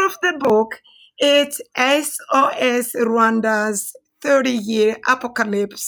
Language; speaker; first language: English; non-native, local second language; Kinyarwanda